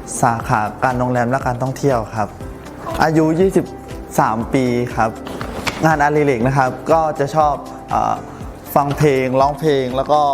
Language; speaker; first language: Thai; native; Thai